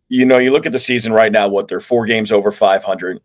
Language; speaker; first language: English; native; English